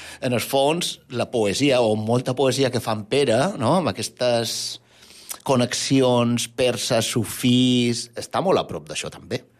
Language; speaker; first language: Catalan; native; Catalan